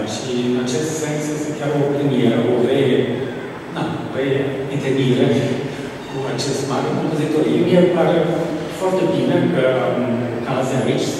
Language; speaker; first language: Romanian; non-native, fluent; German